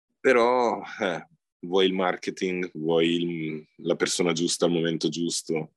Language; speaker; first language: Italian; early bilingual, other home language; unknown